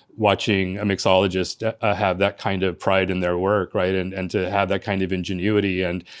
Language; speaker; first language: English; early bilingual, other home language; Spanish